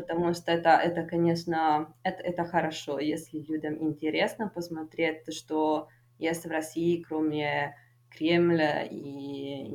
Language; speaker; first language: Russian; non-native, fluent; Italian